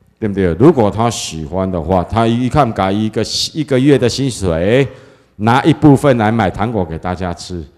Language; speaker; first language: Chinese; native; Chinese